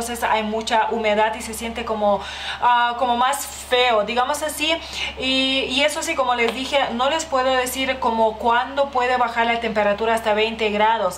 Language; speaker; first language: Spanish; non-native, fluent; Lithuanian